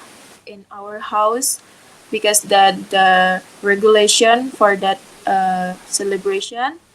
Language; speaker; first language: English; non-native, learner; Indonesian